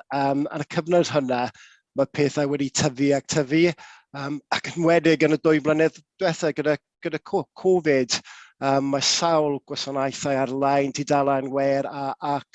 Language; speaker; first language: Welsh; non-native, local second language; English